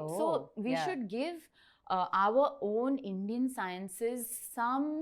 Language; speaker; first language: Telugu; non-native, learner; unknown